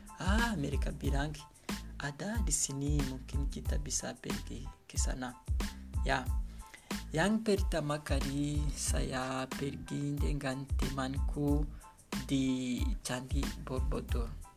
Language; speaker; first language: Indonesian; non-native, learner; Kinyarwanda